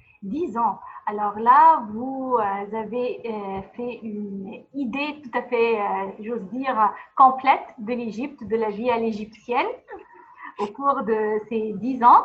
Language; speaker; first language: French; non-native, fluent; Arabic